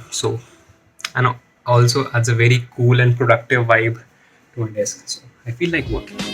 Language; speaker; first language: English; non-native, local second language; Hindi